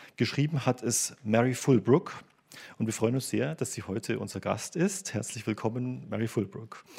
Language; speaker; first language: German; native; German